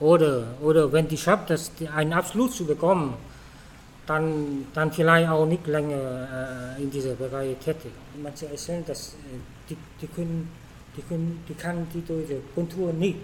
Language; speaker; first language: German; non-native, fluent; Vietnamese